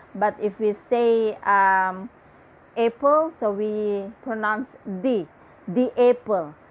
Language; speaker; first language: English; non-native, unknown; Indonesian